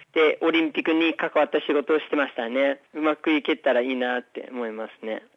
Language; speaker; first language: Japanese; non-native, fluent; English